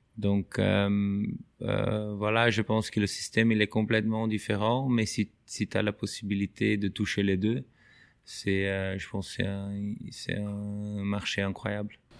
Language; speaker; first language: French; non-native, fluent; Portuguese